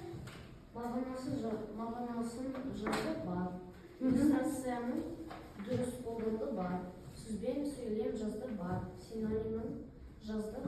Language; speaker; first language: Kazakh; non-native, local second language; Russian